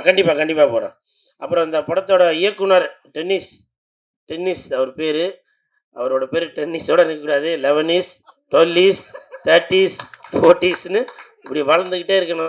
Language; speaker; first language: Tamil; native; Tamil